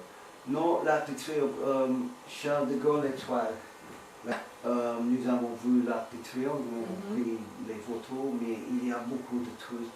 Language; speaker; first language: French; non-native, learner; English